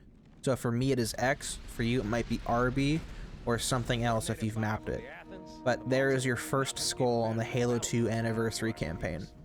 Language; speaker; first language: English; native; English